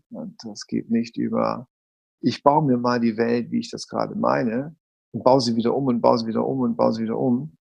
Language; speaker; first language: German; native; German